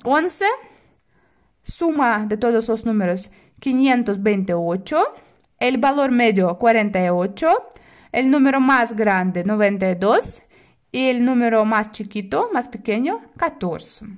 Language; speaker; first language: Spanish; non-native, fluent; Russian